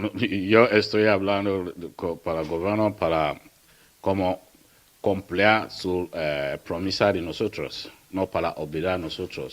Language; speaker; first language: Spanish; non-native, learner; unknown